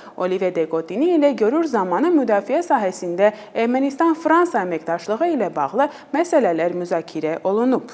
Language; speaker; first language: Azerbaijani; non-native, fluent; Armenian